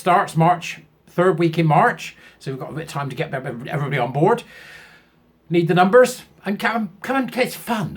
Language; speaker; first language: English; native; English